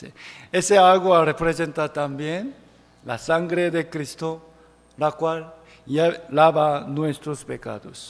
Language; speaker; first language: Spanish; non-native, fluent; Korean